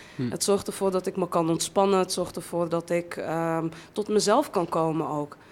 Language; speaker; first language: Dutch; native; Dutch